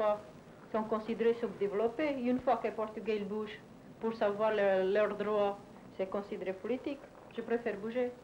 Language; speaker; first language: French; non-native, fluent; Portuguese